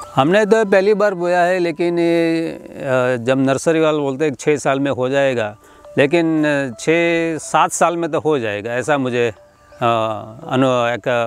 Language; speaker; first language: Hindi; non-native, local second language; Gujarati